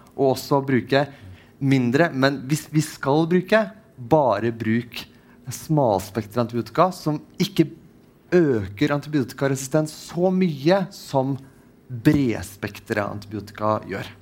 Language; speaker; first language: Norwegian; non-native, fluent; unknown